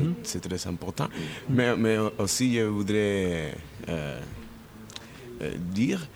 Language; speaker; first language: French; non-native, fluent; Spanish